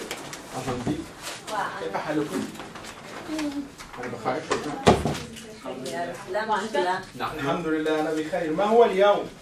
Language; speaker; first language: Arabic; non-native, fluent; English